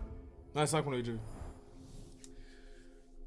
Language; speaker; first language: French; native; French